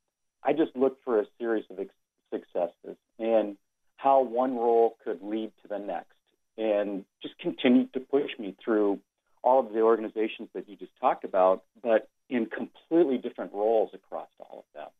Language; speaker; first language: English; native; English